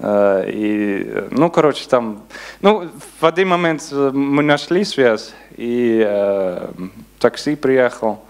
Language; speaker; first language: Russian; non-native, learner; Dutch